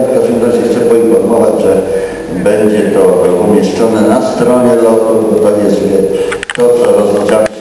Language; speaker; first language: Polish; native; Polish